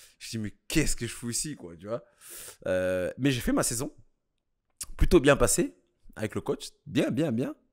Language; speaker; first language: French; early bilingual, other home language; Kabuverdianu